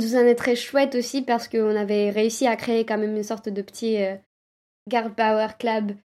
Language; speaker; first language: French; early bilingual, other home language; Romanian